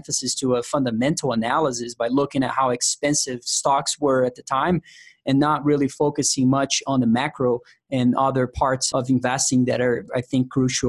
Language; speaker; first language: English; non-native, fluent; Portuguese